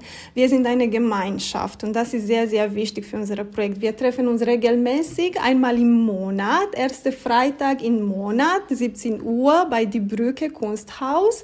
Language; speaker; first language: German; non-native, fluent; Romanian